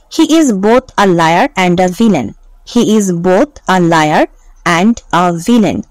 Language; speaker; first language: English; non-native, local second language; Bangla